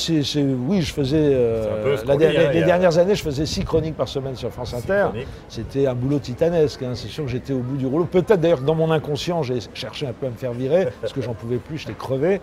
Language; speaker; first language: French; native; French